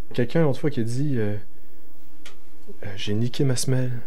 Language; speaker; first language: French; native; French